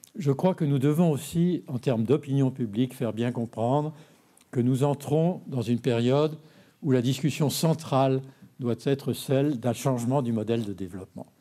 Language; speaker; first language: French; native; French